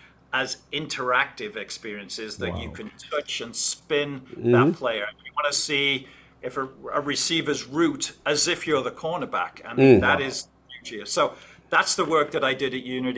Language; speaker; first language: English; native; English